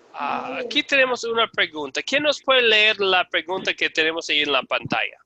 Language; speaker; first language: Spanish; non-native, fluent; English